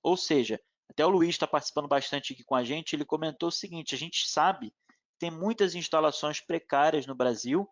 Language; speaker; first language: Portuguese; native; Portuguese